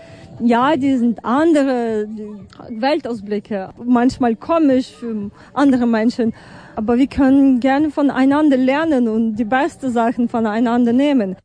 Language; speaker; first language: German; non-native, fluent; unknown